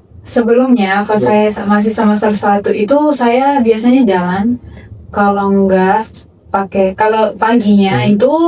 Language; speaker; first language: Indonesian; non-native, fluent; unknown